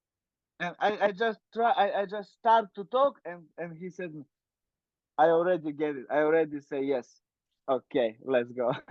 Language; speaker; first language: English; non-native, learner; Russian